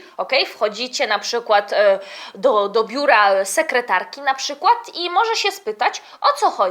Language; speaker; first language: Polish; early bilingual, heritage; Polish